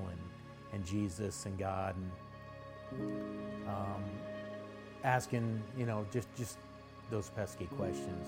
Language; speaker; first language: English; native; English